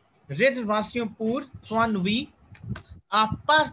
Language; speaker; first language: French; non-native, fluent; Hindi